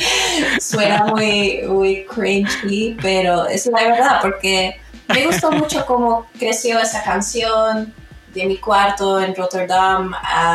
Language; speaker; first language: Spanish; early bilingual, heritage; Spanish